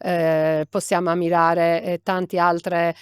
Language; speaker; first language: Italian; native; Italian